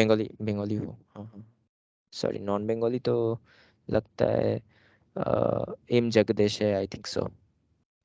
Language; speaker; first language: Hindi; non-native, local second language; Bangla